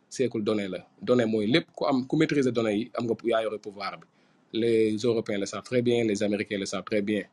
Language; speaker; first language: French; non-native, local second language; Fula